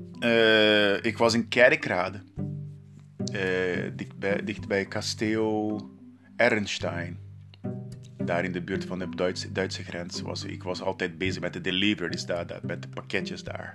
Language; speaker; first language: Dutch; non-native, learner; Portuguese